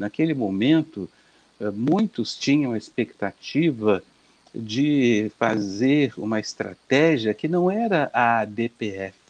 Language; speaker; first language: Portuguese; native; Portuguese